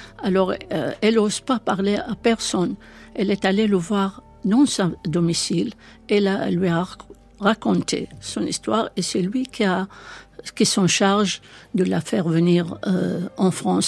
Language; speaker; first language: French; non-native, fluent; Arabic